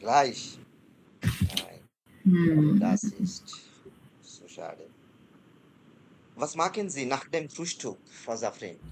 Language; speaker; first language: German; non-native, fluent; Bangla